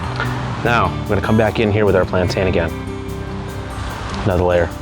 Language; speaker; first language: English; native; English